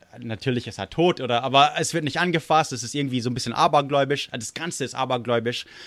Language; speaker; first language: German; non-native, fluent; English